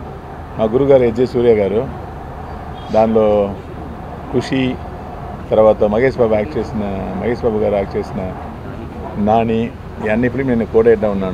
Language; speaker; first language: Telugu; non-native, learner; Tamil